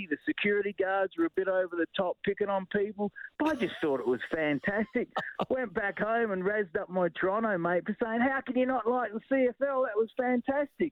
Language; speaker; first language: English; native; English